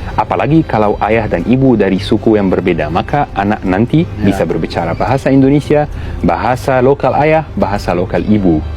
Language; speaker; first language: Indonesian; non-native, fluent; Arabic